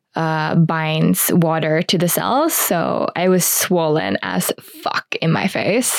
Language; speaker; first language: English; non-native, fluent; Finnish